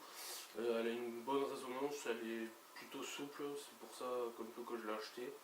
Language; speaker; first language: French; native; French